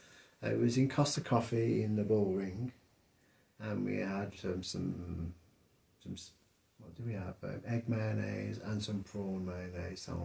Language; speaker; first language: English; native; English